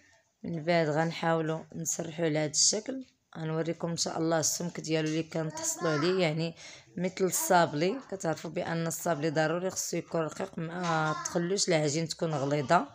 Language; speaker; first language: Arabic; native; Arabic